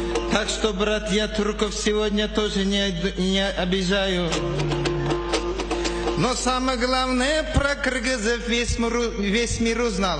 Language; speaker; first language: Russian; non-native, local second language; Kyrgyz